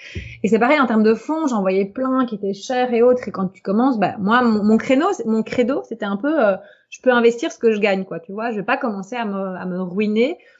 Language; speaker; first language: French; native; French